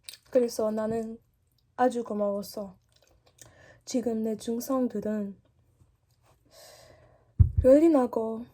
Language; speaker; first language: Korean; non-native, learner; English